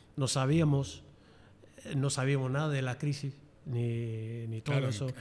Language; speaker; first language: Spanish; non-native, fluent; English